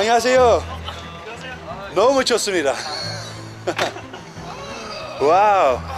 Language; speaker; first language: Korean; non-native, learner; Dutch